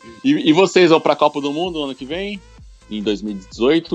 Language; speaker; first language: Portuguese; native; Portuguese